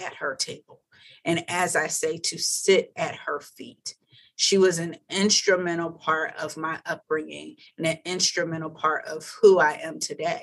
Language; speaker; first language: English; native; English